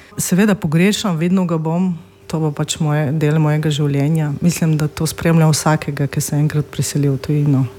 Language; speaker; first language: Slovenian; non-native, fluent; Russian